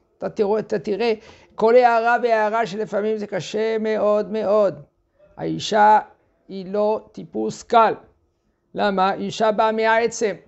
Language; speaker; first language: Hebrew; non-native, fluent; French